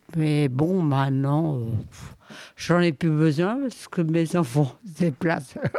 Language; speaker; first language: French; native; French